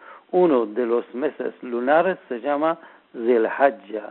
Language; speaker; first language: Spanish; non-native, learner; Persian